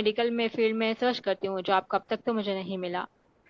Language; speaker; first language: Hindi; native; Hindi